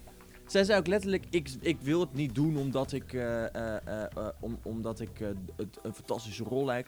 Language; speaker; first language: Dutch; native; Dutch